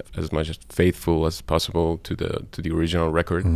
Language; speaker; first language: English; non-native, fluent; Persian